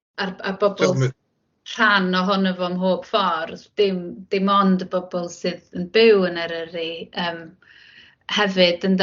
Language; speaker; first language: Welsh; native; Welsh